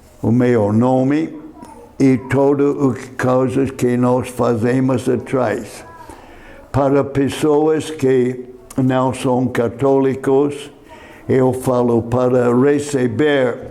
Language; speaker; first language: Portuguese; non-native, fluent; English